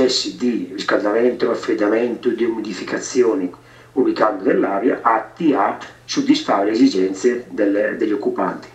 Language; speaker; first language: Italian; native; Italian